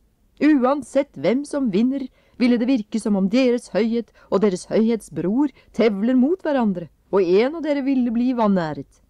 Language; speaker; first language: Norwegian; native; Norwegian